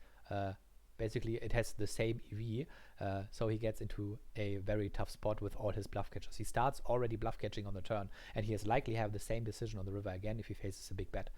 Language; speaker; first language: English; non-native, fluent; German